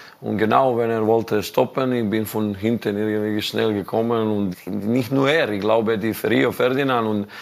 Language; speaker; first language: German; non-native, learner; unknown